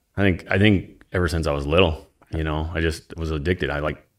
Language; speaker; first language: English; native; English